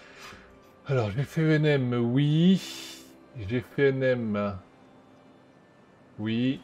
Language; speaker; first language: French; native; French